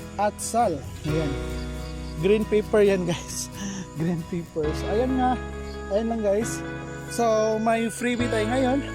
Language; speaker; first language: Filipino; non-native, local second language; Cebuano